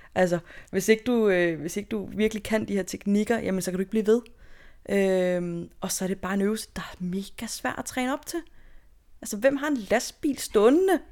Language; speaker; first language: Danish; native; Danish